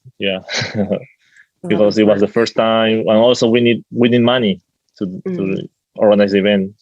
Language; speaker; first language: English; non-native, fluent; Spanish